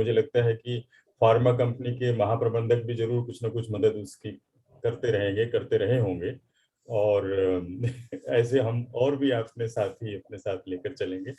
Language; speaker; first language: Hindi; native; Hindi